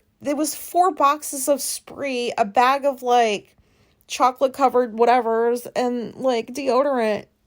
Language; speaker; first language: English; native; English